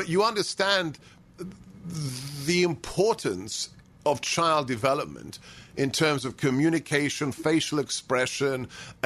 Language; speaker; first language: English; native; English